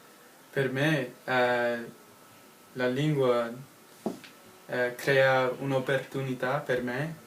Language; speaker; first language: Italian; non-native, learner; English